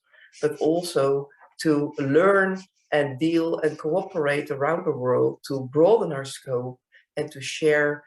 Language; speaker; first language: English; non-native, fluent; Dutch